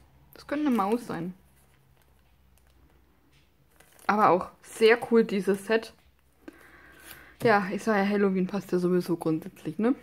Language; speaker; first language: German; non-native, fluent; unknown